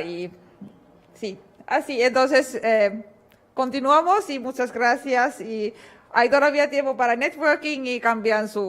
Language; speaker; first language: Spanish; non-native, fluent; Finnish